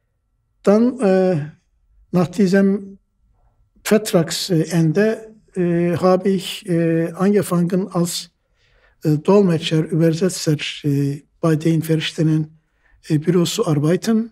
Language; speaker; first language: German; non-native, fluent; Turkish